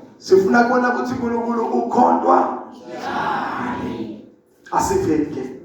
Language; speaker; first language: Zulu; non-native, local second language; Swati